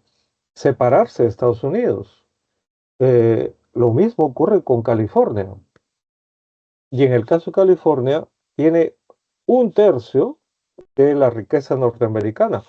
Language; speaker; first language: Spanish; native; Spanish